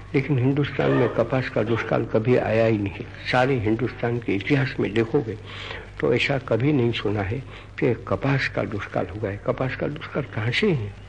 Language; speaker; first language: Hindi; non-native, local second language; Gujarati